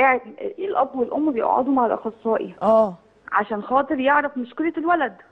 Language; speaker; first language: Arabic; native; Arabic